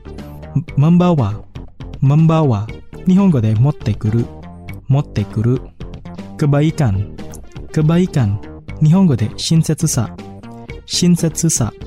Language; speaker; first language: Japanese; non-native, fluent; Indonesian